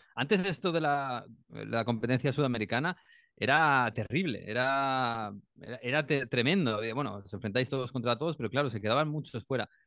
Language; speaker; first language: Spanish; native; Spanish